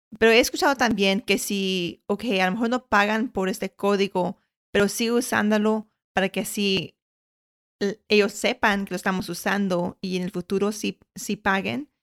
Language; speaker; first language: Spanish; early bilingual, heritage; Spanish